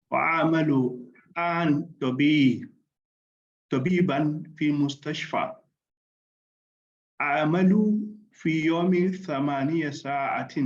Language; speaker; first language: Arabic; non-native, learner; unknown